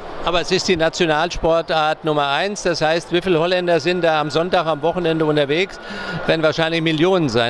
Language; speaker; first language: German; native; German